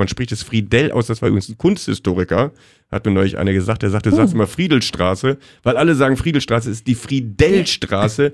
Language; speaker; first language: German; native; German